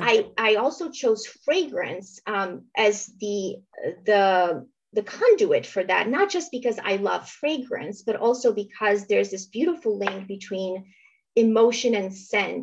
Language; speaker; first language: English; early bilingual, other home language; Romanian